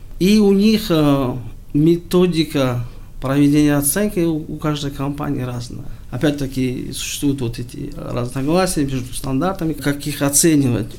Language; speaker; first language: Russian; non-native, local second language; Tajik